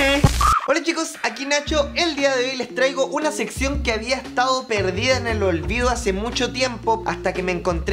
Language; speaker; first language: Spanish; native; Spanish